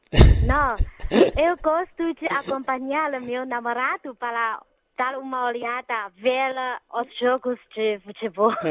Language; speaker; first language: Portuguese; non-native, fluent; Chinese